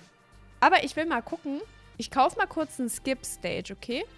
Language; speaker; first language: German; native; German